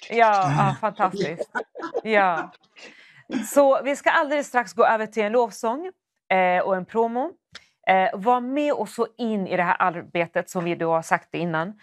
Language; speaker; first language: Swedish; native; Swedish